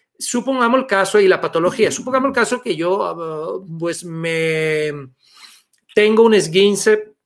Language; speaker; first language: Spanish; non-native, fluent; Italian